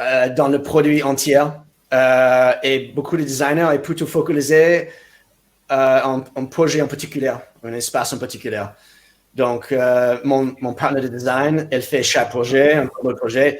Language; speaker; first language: French; non-native, fluent; English